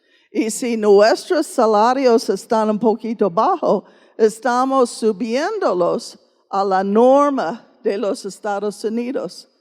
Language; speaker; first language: Spanish; non-native, fluent; English